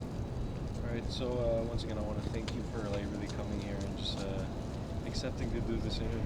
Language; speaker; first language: English; non-native, local second language; French